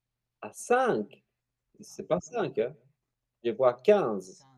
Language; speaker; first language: French; non-native, fluent; Spanish